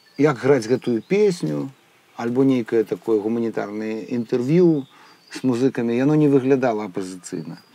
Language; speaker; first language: Belarusian; non-native, local second language; Russian